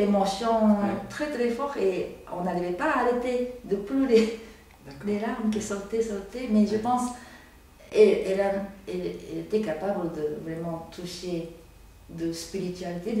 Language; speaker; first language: French; non-native, learner; Japanese